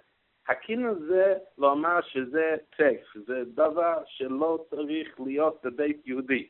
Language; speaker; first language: Hebrew; non-native, learner; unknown